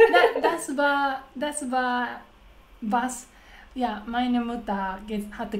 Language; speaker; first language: German; non-native, learner; Japanese